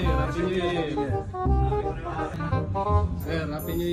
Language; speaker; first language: English; non-native, local second language; Filipino